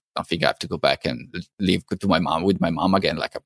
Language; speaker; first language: English; non-native, fluent; Italian